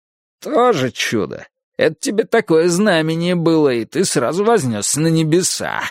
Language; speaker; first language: Russian; native; Russian